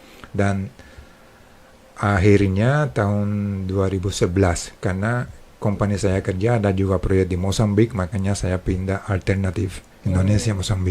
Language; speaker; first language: Indonesian; non-native, fluent; Spanish